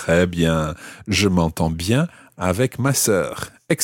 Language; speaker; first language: French; non-native, fluent; English